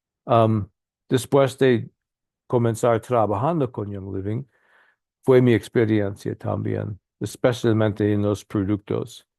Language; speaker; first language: Spanish; non-native, learner; English